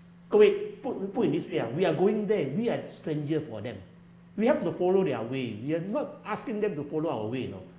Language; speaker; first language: English; non-native, local second language; Chinese